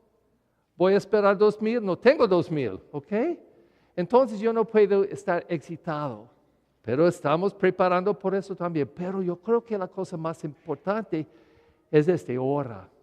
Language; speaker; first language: Spanish; non-native, learner; English